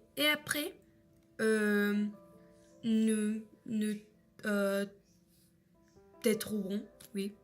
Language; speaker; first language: French; non-native, learner; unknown